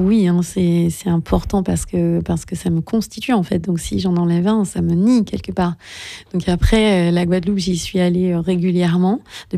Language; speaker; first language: French; native; French